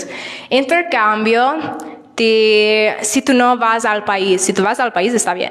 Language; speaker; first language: Spanish; non-native, learner; English